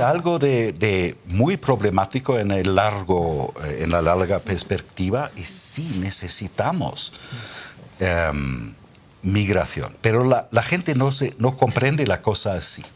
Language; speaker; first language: Spanish; non-native, fluent; German